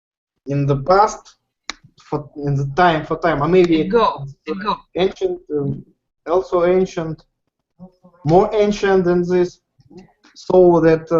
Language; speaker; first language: English; non-native, learner; Russian